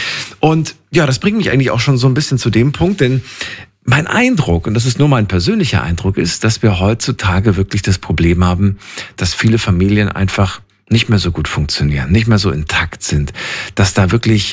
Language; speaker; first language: German; native; German